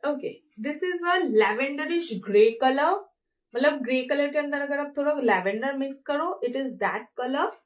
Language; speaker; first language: Hindi; non-native, local second language; Bangla